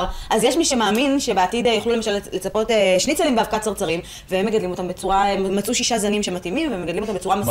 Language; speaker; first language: Hebrew; native; Hebrew